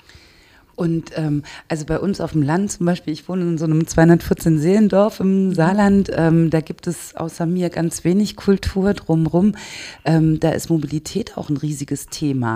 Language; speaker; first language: German; native; German